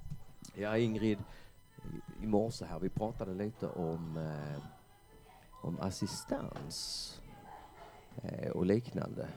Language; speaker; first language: Swedish; native; Swedish